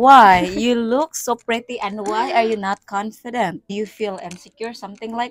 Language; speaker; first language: English; non-native, local second language; Cebuano